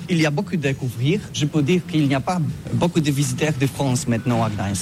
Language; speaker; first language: French; non-native, learner; Polish